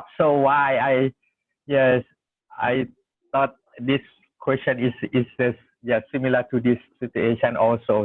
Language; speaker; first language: English; non-native, learner; Thai